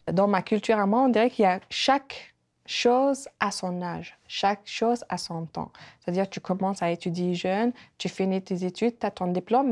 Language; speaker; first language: French; non-native, local second language; Kabyle